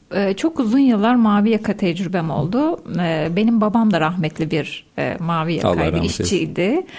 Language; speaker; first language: Turkish; native; Turkish